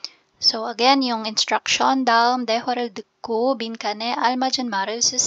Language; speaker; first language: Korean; non-native, fluent; Filipino